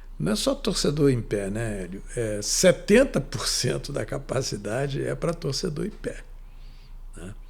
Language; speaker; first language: Portuguese; native; Portuguese